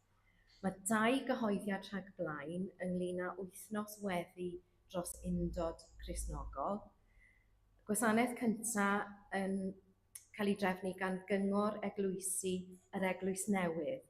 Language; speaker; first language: Welsh; native; Welsh